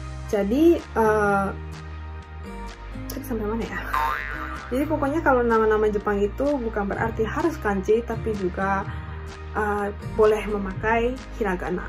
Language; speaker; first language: Indonesian; non-native, fluent; Japanese